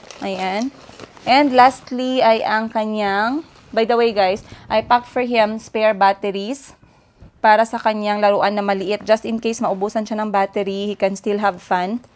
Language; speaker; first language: Filipino; native; Filipino